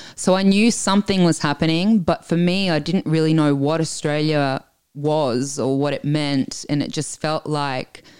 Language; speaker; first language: English; early bilingual, other home language; Italian